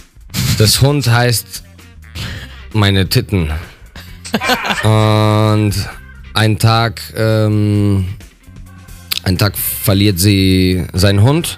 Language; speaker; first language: German; non-native, learner; Spanish